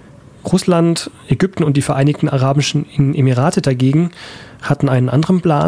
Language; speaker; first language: German; native; German